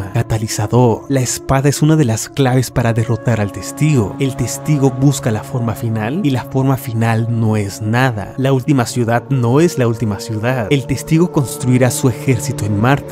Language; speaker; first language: Spanish; native; Spanish